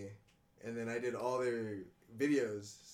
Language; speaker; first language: English; early bilingual, other home language; Indonesian